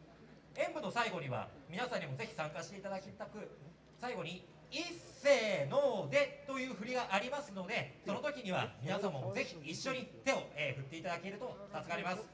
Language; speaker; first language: Japanese; native; Japanese